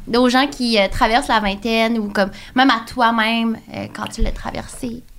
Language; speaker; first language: French; native; French